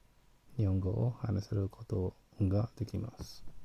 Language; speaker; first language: Japanese; non-native, learner; English